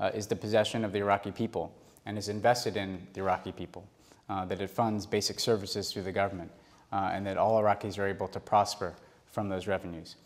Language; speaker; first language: English; native; English